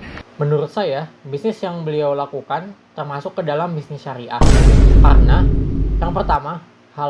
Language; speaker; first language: Indonesian; native; Indonesian